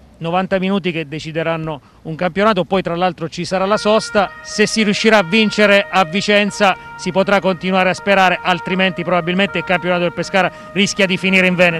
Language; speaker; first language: Italian; native; Italian